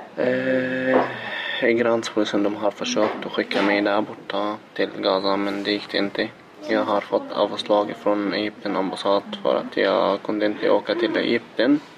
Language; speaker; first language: Swedish; non-native, learner; Arabic